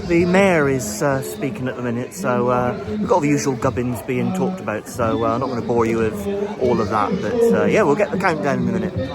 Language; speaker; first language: English; native; English